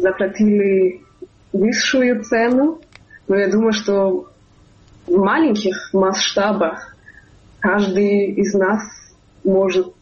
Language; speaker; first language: Russian; non-native, fluent; German